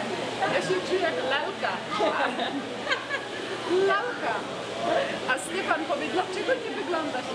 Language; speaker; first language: Polish; non-native, learner; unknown